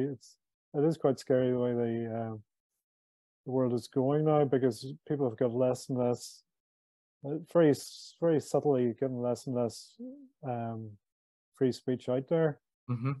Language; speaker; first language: English; native; English